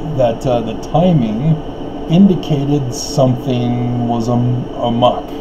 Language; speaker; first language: English; native; English